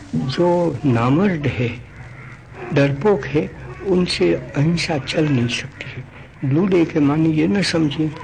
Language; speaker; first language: Hindi; non-native, local second language; Gujarati